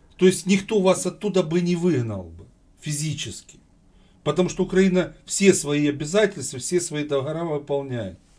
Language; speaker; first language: Russian; native; Russian